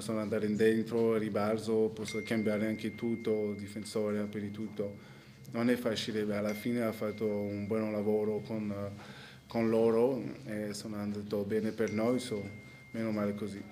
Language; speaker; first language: Italian; non-native, learner; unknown